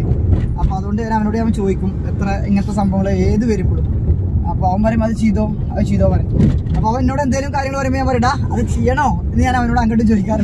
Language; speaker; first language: Malayalam; native; Malayalam